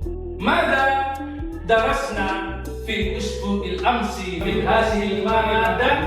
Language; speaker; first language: Arabic; non-native, fluent; Indonesian